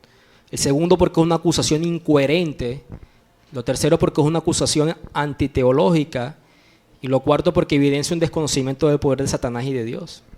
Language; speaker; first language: Spanish; native; Spanish